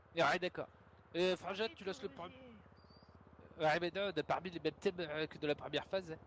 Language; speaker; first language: French; native; French